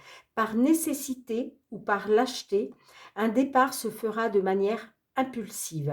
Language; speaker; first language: French; native; French